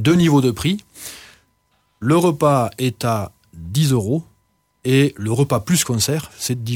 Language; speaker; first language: French; native; French